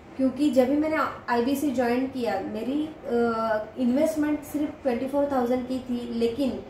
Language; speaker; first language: Hindi; non-native, local second language; Marathi